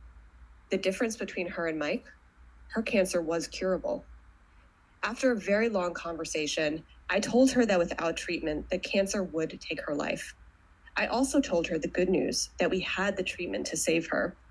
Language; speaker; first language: English; native; English